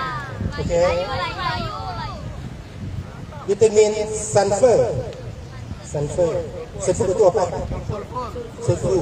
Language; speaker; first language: Indonesian; non-native, learner; Thai